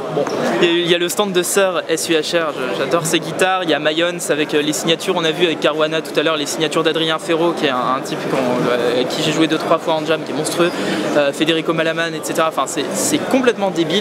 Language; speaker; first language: French; native; French